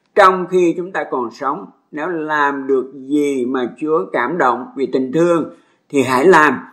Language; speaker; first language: Vietnamese; native; Vietnamese